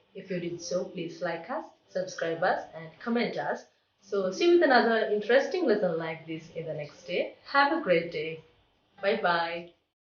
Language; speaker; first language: English; non-native, local second language; Sinhala